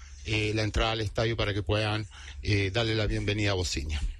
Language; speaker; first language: Spanish; native; Spanish